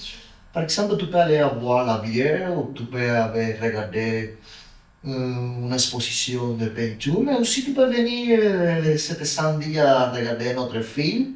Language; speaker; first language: French; non-native, learner; Spanish